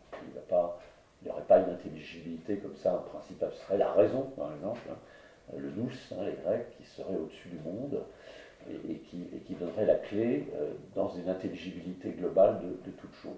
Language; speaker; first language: French; native; French